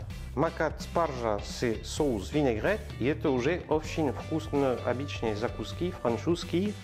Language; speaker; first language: Russian; non-native, learner; French